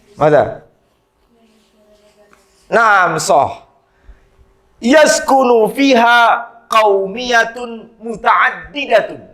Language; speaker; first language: Arabic; non-native, fluent; Indonesian